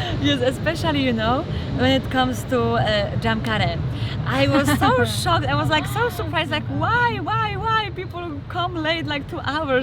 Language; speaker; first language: English; non-native, fluent; Polish